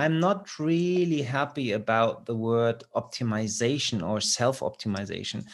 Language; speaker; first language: English; non-native, fluent; German